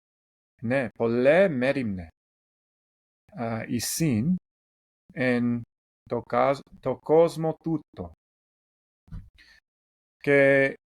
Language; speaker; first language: Greek; non-native, fluent; English